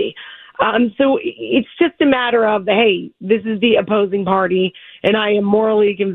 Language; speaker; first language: English; native; English